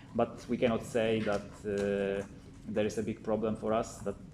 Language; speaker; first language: English; non-native, fluent; Polish